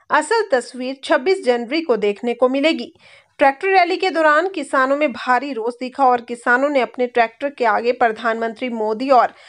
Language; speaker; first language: Hindi; non-native, local second language; Punjabi